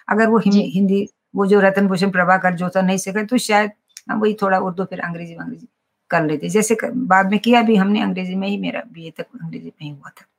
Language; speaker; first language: Hindi; non-native, local second language; Kashmiri